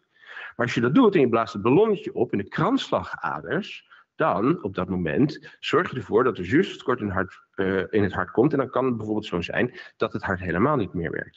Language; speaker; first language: Dutch; native; Dutch